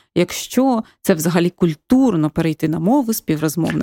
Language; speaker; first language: Ukrainian; native; Ukrainian